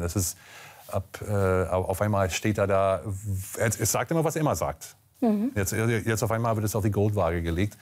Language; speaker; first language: German; non-native, fluent; English